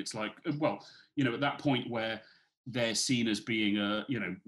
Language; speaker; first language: English; native; English